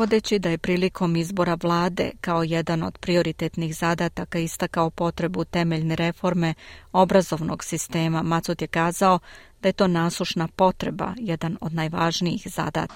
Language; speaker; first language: Croatian; native; Croatian